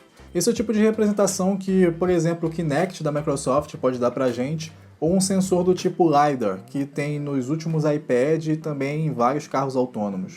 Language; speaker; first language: Portuguese; native; Portuguese